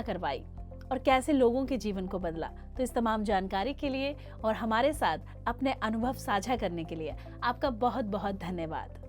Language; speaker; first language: Hindi; native; Hindi